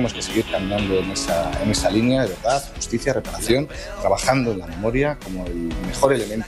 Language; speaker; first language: Spanish; native; Spanish